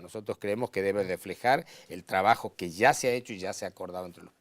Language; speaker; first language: Spanish; native; Spanish